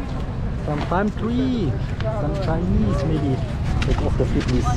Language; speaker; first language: English; non-native, fluent; German